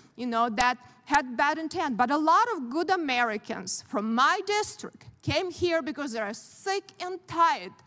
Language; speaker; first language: English; non-native, fluent; Ukrainian